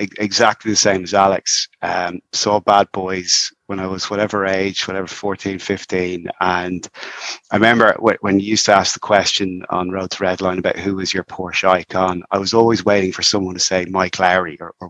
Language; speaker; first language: English; native; English